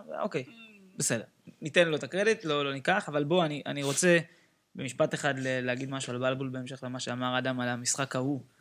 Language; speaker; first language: Hebrew; native; Hebrew